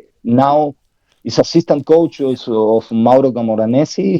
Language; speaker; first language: English; non-native, learner; Spanish